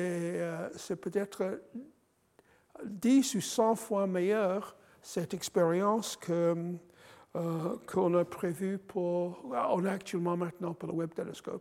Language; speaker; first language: French; non-native, fluent; English